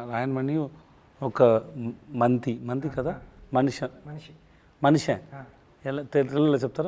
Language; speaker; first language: Telugu; non-native, learner; Tamil